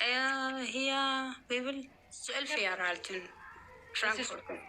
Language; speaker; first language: German; non-native, learner; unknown